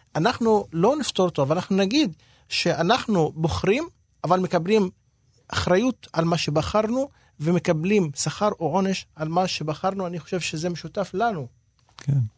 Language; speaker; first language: Hebrew; non-native, local second language; Arabic